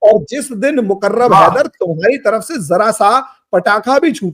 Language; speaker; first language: Hindi; native; Hindi